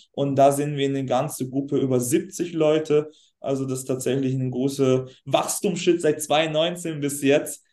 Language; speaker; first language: German; non-native, fluent; Hungarian